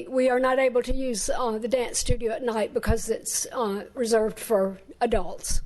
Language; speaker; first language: English; native; English